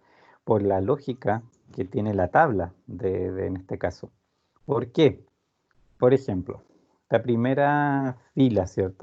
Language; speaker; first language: Spanish; native; Spanish